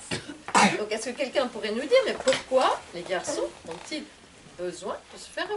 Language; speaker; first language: French; native; French